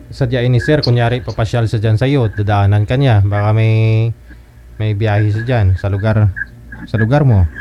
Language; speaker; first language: Filipino; native; Filipino